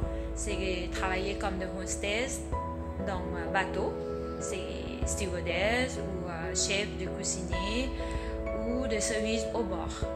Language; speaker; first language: French; non-native, learner; Thai